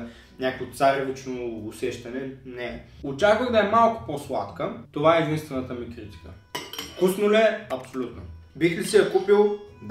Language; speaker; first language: Bulgarian; native; Bulgarian